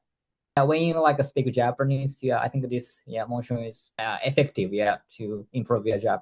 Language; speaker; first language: English; non-native, fluent; Japanese